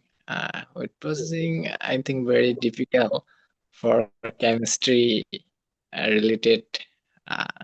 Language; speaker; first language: English; non-native, learner; Bangla